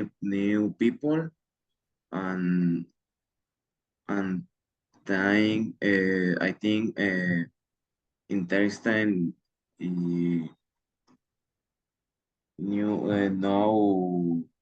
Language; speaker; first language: English; non-native, learner; Spanish